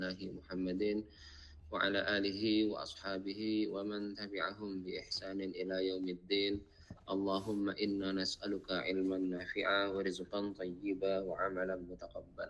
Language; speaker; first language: Arabic; non-native, fluent; Indonesian